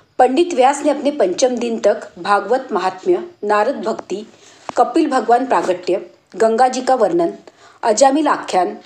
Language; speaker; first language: Hindi; non-native, local second language; Marathi